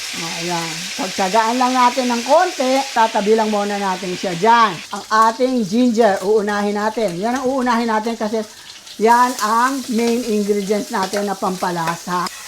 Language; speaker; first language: Filipino; native; Filipino